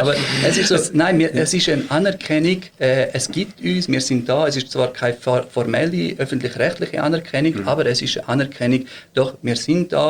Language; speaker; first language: German; early bilingual, other home language; Bosnian